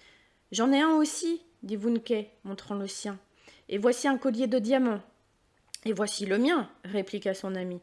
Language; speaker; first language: French; native; French